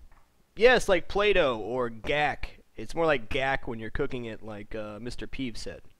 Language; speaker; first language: English; native; English